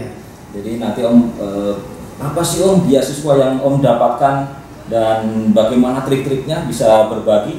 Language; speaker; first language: Indonesian; non-native, local second language; Javanese